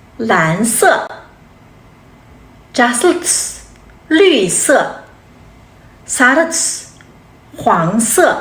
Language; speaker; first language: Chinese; non-native, fluent; Kazakh